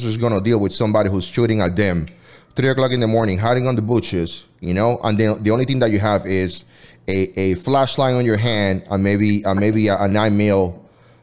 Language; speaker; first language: English; non-native, fluent; Spanish